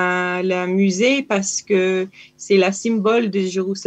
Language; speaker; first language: French; non-native, learner; Hebrew